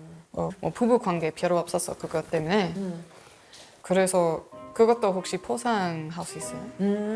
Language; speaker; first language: Korean; non-native, learner; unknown